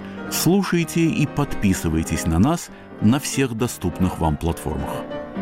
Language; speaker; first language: Russian; native; Russian